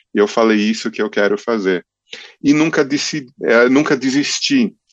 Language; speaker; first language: Portuguese; early bilingual, other home language; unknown